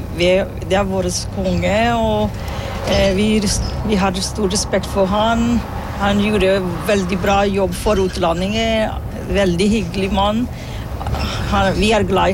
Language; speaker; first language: Norwegian; non-native, learner; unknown